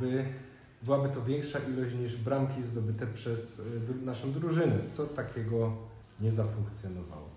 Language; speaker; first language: Polish; native; Polish